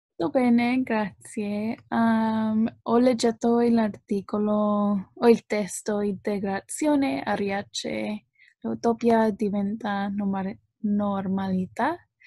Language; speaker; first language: Italian; non-native, learner; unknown